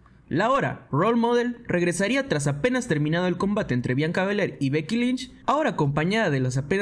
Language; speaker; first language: Spanish; native; Spanish